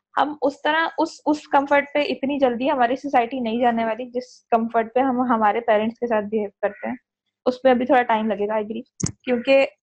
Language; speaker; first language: Urdu; native; Urdu